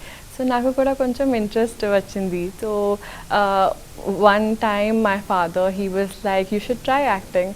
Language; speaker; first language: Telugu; non-native, local second language; Urdu